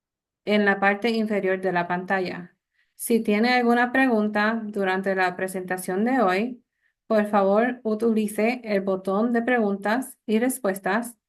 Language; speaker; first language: Spanish; early bilingual, heritage; Spanish